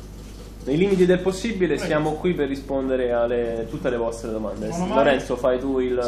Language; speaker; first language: Italian; native; Italian